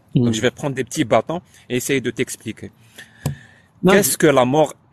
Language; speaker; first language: French; non-native, local second language; Arabic